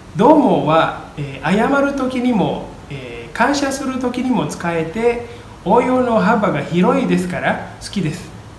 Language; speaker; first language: Japanese; non-native, fluent; Indonesian